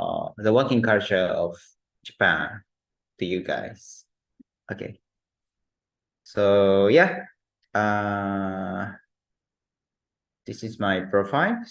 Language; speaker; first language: English; non-native, learner; Japanese